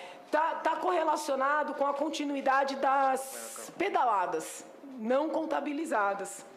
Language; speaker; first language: Portuguese; native; Portuguese